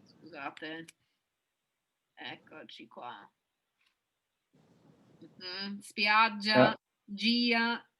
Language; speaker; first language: Italian; non-native, fluent; English